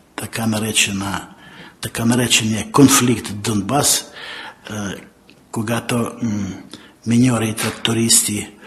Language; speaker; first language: Bulgarian; non-native, fluent; Ukrainian